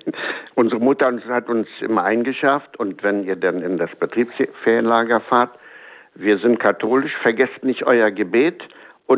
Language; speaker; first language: German; native; German